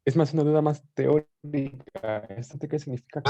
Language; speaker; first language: Spanish; native; Spanish